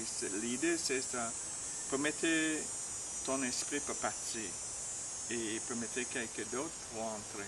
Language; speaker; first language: French; non-native, learner; English